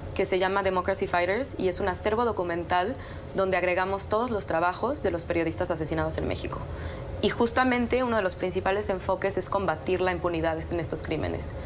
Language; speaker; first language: Spanish; native; Spanish